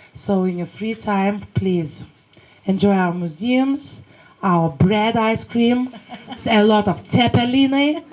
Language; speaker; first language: English; non-native, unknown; Lithuanian